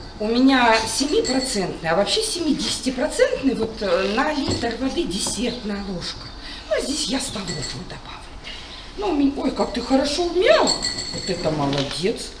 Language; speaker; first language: Russian; native; Russian